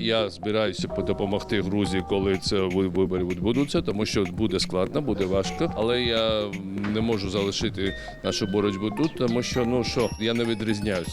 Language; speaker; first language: Ukrainian; non-native, learner; Georgian